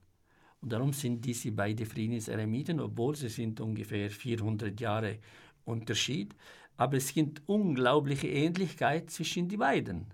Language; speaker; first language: German; non-native, fluent; Arabic